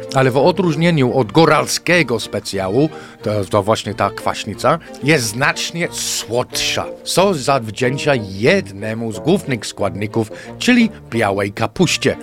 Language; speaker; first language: Polish; non-native, fluent; English